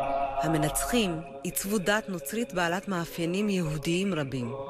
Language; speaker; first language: Hebrew; native; Hebrew